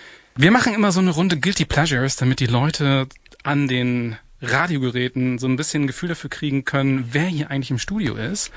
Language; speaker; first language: German; native; German